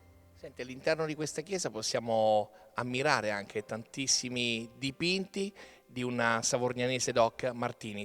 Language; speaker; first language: Italian; native; Italian